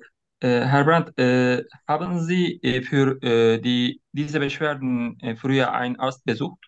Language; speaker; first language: German; non-native, learner; Turkish